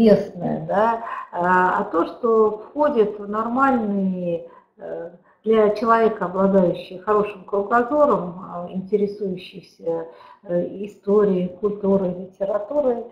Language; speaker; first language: Russian; native; Russian